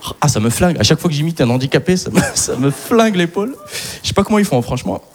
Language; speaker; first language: French; non-native, local second language; Arabic